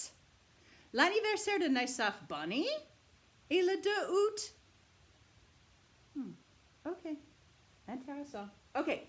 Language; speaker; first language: French; non-native, fluent; English